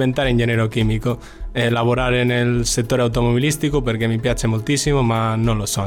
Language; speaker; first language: Italian; non-native, fluent; Spanish